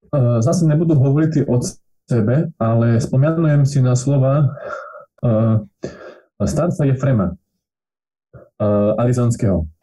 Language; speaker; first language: Slovak; non-native, local second language; Rusyn